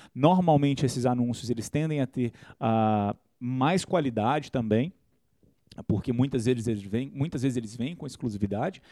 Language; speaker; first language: Portuguese; native; Portuguese